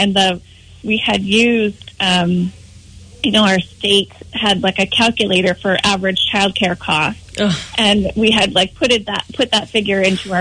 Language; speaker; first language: English; native; English